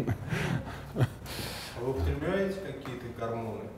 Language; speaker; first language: Russian; native; Russian